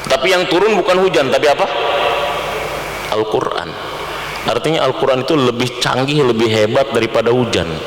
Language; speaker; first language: Indonesian; native; Indonesian